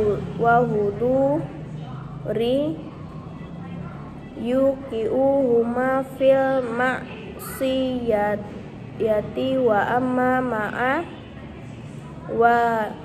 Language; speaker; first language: Arabic; non-native, learner; Indonesian